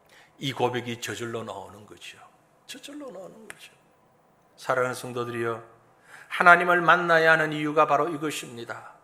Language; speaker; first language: Korean; native; Korean